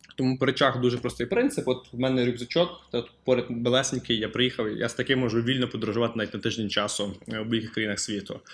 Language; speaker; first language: Ukrainian; native; Ukrainian